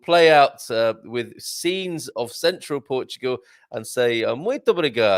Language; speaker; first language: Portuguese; non-native, learner; English